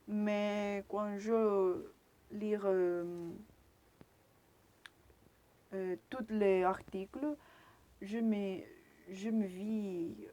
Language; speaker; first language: French; non-native, learner; Spanish